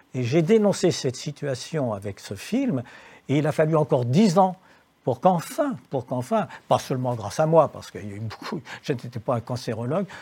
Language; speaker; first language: French; native; French